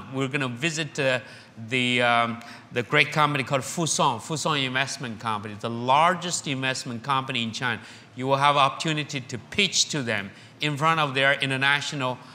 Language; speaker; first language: English; non-native, fluent; Chinese